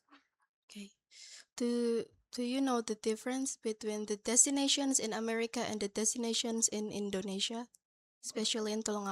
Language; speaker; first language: English; non-native, learner; Indonesian